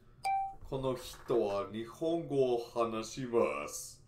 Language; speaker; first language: Japanese; non-native, learner; English